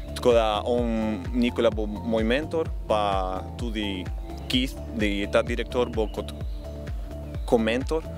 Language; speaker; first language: Slovenian; early bilingual, heritage; Slovenian